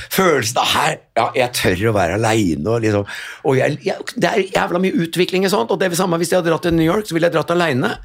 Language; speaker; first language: Norwegian; native; Norwegian